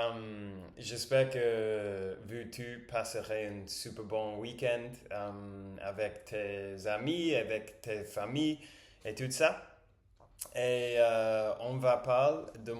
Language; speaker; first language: French; non-native, learner; English